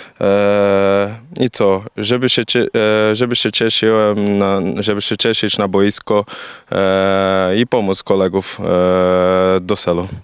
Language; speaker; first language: Polish; non-native, learner; Portuguese